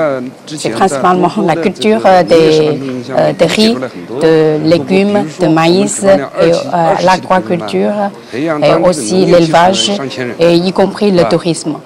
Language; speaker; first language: French; non-native, fluent; Chinese